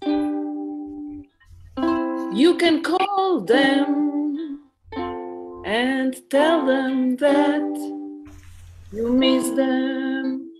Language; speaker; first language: English; non-native, fluent; Polish